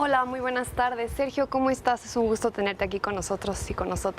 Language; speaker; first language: Spanish; native; Spanish